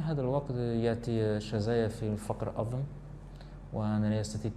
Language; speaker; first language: Arabic; non-native, learner; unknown